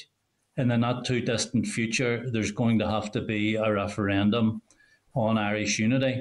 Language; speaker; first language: English; native; English